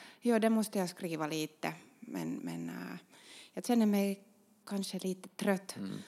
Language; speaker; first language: Swedish; non-native, local second language; Finnish